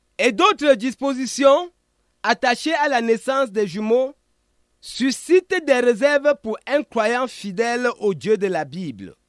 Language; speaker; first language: French; non-native, local second language; Ghomala